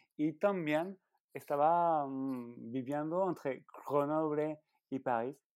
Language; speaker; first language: Spanish; non-native, learner; French